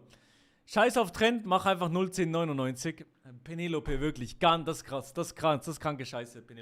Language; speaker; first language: German; native; German